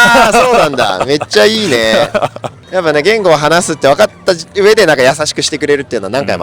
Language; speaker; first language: Japanese; native; Japanese